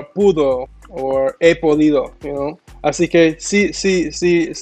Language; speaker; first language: Spanish; non-native, learner; English